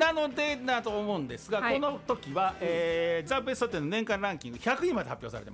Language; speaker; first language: Japanese; native; Japanese